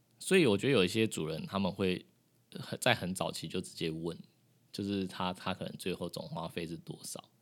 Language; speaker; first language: Chinese; native; Chinese